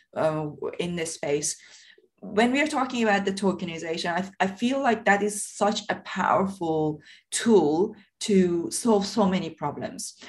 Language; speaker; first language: English; non-native, fluent; Persian